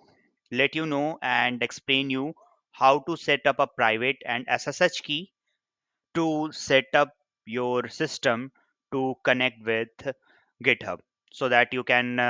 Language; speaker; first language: English; non-native, local second language; Hindi